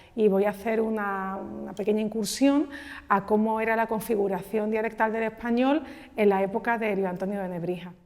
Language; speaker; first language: Spanish; native; Spanish